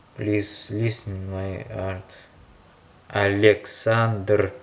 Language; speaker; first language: English; non-native, learner; Russian